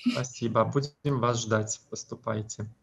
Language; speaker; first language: Russian; native; Russian